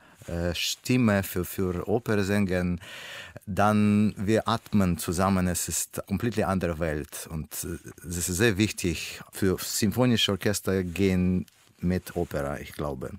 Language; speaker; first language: German; non-native, learner; Russian